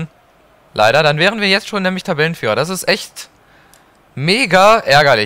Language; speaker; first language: German; native; German